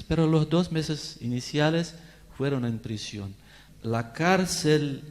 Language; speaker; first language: Spanish; non-native, fluent; Portuguese